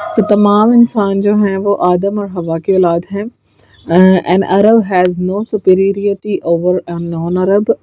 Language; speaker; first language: Urdu; native; Urdu